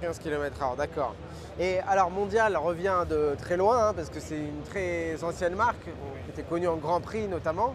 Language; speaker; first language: French; native; French